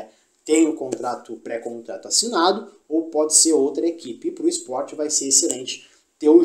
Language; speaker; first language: Portuguese; native; Portuguese